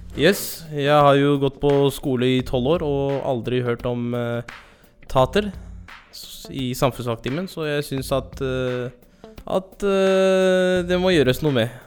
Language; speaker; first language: Norwegian; native; Norwegian